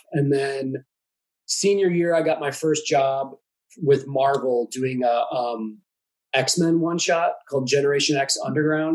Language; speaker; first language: English; native; English